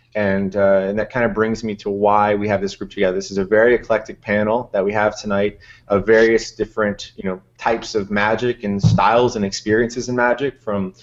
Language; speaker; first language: English; native; English